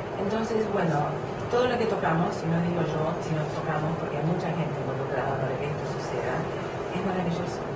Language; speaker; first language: Spanish; non-native, fluent; English